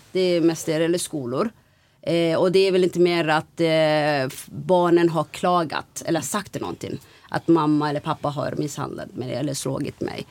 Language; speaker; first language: Swedish; non-native, fluent; Somali